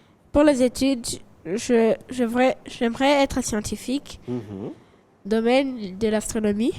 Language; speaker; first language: French; non-native, local second language; Kinyarwanda